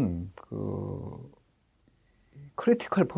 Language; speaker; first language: Korean; native; Korean